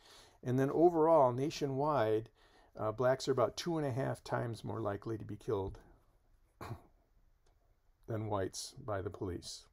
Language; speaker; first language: English; native; English